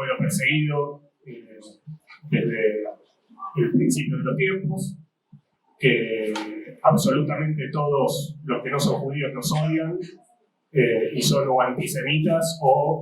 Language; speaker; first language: Spanish; native; Spanish